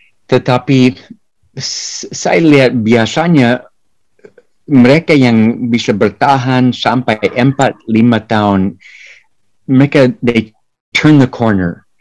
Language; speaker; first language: Indonesian; non-native, fluent; English